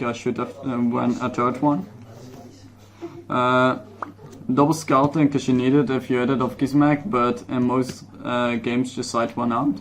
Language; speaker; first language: English; non-native, fluent; Dutch